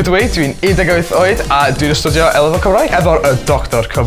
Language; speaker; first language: Welsh; non-native, local second language; English